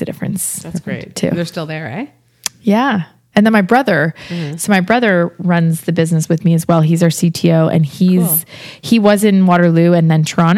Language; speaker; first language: English; native; English